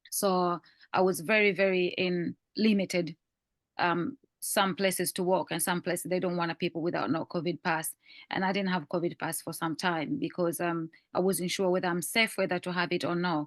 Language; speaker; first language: English; non-native, fluent; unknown